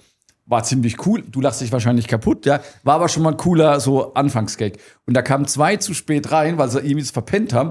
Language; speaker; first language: German; native; German